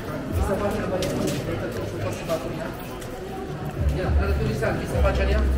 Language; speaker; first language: Indonesian; non-native, learner; Arabic